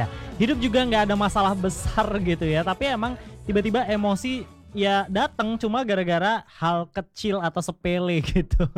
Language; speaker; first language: Indonesian; native; Indonesian